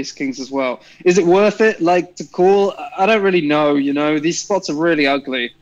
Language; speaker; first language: English; native; English